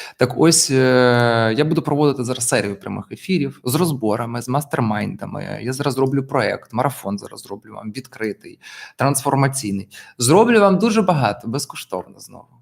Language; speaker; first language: Ukrainian; non-native, local second language; Russian